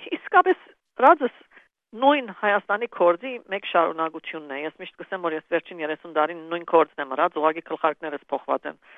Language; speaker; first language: Armenian; early bilingual, heritage; Armenian